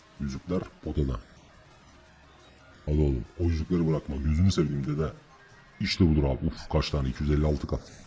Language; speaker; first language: Turkish; native; Turkish